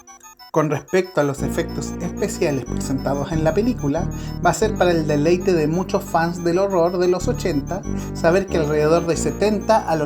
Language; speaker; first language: Spanish; native; Spanish